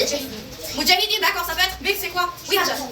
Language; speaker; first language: French; non-native, local second language; Arabic